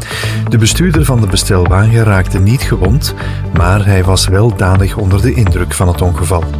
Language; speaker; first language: Dutch; native; Dutch